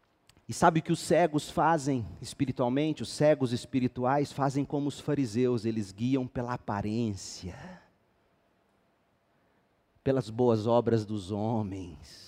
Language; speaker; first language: Portuguese; native; Portuguese